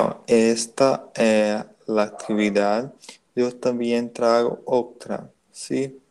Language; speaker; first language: Spanish; non-native, learner; Portuguese